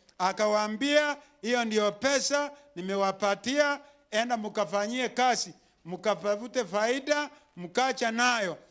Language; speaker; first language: Swahili; non-native, local second language; Gusii